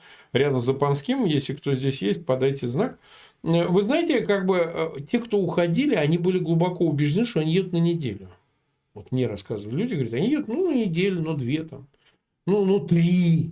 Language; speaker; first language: Russian; native; Russian